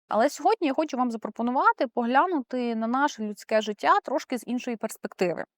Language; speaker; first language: Ukrainian; non-native, local second language; Russian